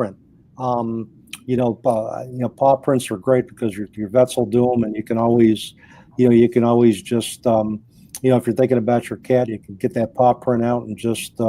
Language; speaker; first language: English; native; English